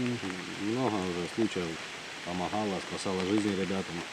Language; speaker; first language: Russian; native; Russian